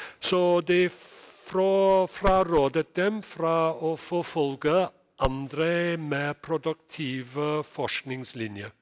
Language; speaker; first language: Norwegian; non-native, fluent; English